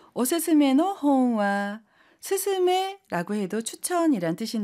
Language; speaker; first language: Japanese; non-native, fluent; Korean